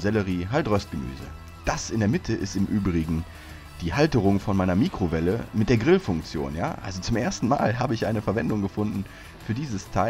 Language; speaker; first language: German; native; German